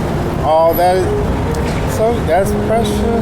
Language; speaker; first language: English; native; English